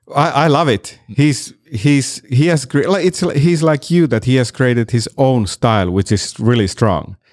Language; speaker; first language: English; non-native, fluent; Finnish